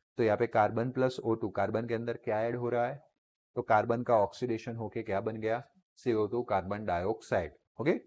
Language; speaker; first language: Hindi; non-native, local second language; Gujarati